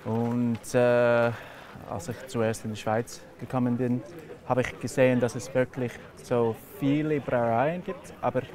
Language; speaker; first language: German; non-native, learner; English